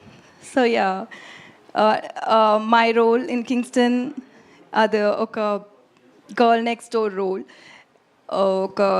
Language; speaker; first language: Telugu; non-native, learner; Tamil